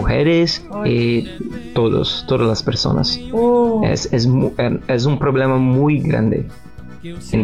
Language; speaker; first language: Spanish; non-native, learner; Portuguese